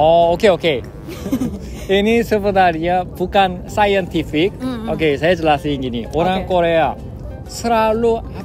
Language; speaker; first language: Indonesian; non-native, fluent; Korean